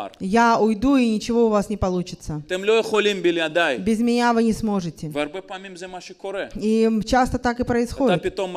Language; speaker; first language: Russian; native; Russian